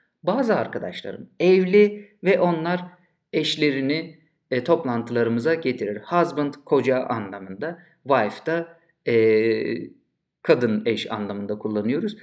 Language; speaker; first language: Turkish; native; Turkish